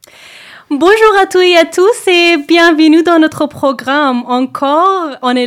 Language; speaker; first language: French; non-native, learner; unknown